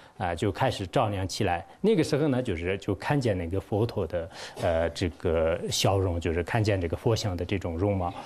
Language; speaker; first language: Chinese; non-native, local second language; Tibetan